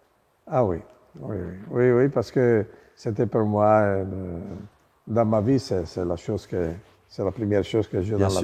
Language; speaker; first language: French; non-native, learner; Italian